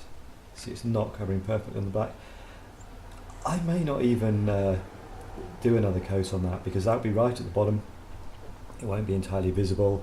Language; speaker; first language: English; native; English